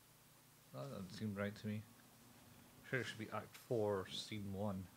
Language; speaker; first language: English; native; English